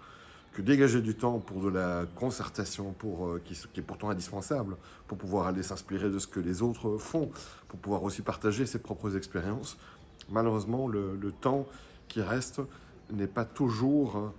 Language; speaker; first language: French; native; French